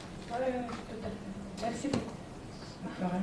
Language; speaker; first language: French; non-native, fluent; Greek